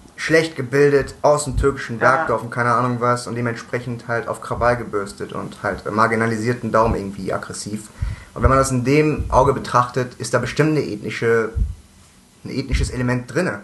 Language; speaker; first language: German; native; German